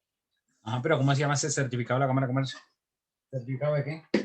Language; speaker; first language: Spanish; native; Spanish